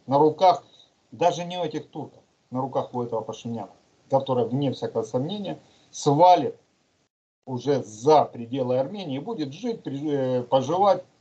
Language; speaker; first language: Russian; native; Russian